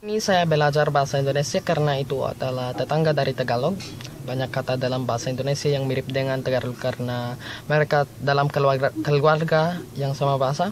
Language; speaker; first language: Indonesian; non-native, learner; Filipino